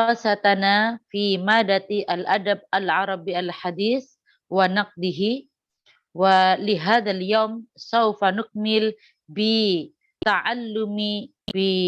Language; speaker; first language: Arabic; non-native, learner; Indonesian